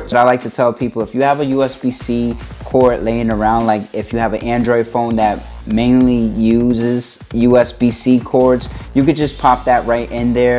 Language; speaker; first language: English; native; English